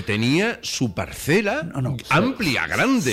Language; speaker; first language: Spanish; native; Spanish